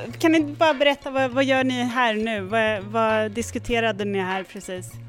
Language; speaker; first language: Swedish; native; Swedish